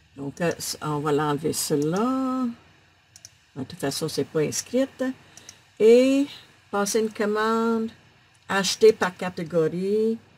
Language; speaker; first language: French; native; French